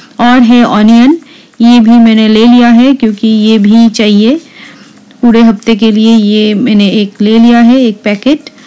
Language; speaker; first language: Hindi; non-native, local second language; Bangla